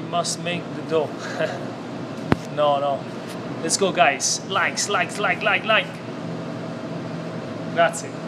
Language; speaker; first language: English; non-native, fluent; Italian